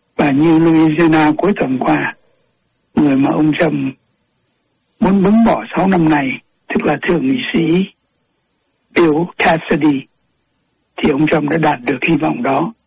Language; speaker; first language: Vietnamese; native; Vietnamese